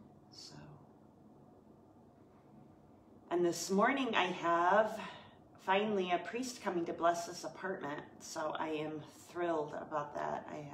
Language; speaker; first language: English; native; English